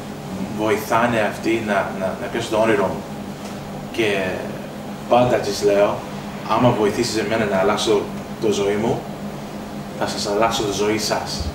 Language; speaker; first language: Greek; early bilingual, heritage; English